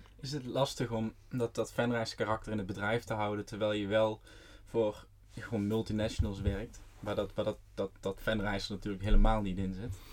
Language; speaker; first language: Dutch; native; Dutch